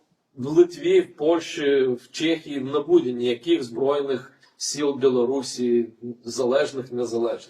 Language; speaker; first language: Ukrainian; non-native, fluent; Lithuanian